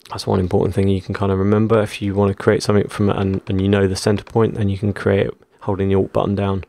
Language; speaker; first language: English; native; English